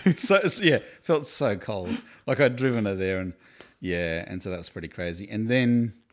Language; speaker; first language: English; native; English